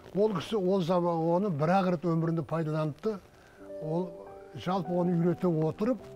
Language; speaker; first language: Kazakh; native; Kazakh